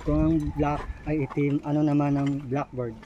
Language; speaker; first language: Filipino; native; Filipino